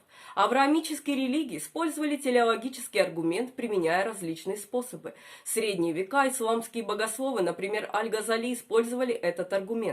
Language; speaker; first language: Russian; native; Russian